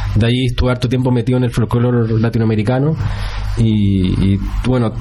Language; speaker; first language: Spanish; native; Spanish